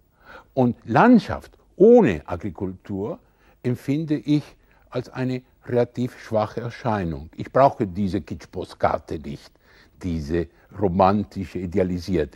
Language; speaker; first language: German; non-native, fluent; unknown